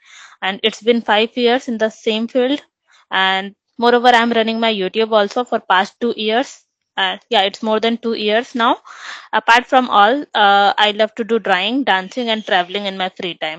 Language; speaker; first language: English; non-native, local second language; Hindi